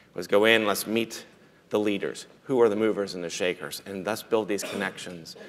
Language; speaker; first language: English; native; English